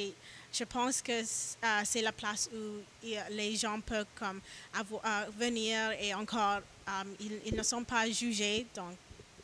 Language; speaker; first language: French; non-native, learner; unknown